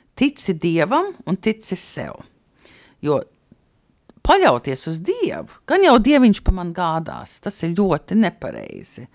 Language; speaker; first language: Latvian; early bilingual, heritage; Latvian